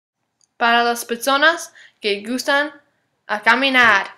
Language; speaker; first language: Spanish; non-native, learner; English